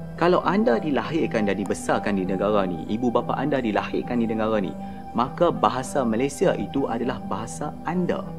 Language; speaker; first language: Malay; native; Malay